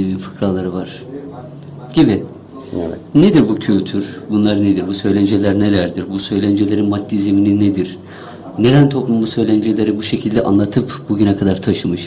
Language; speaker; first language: Turkish; native; Turkish